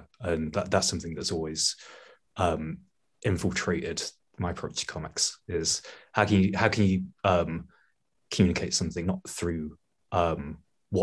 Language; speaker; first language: English; native; English